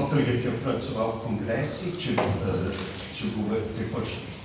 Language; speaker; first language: Ukrainian; early bilingual, heritage; Ukrainian